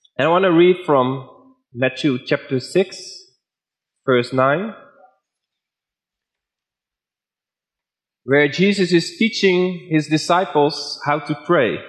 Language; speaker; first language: English; non-native, fluent; Dutch